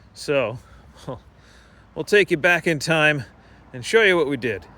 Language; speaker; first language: English; native; English